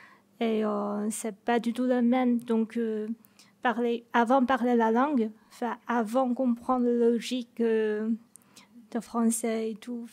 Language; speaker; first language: French; non-native, fluent; Chinese